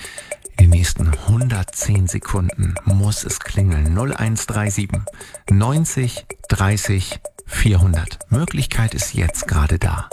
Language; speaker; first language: German; native; German